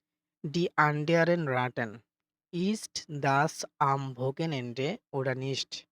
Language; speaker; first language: German; non-native, fluent; Bangla